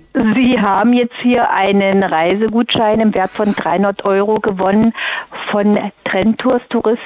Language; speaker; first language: German; native; German